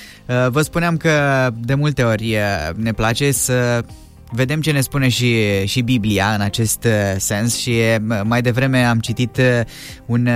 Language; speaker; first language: Romanian; native; Romanian